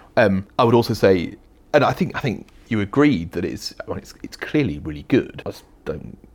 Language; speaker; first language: English; native; English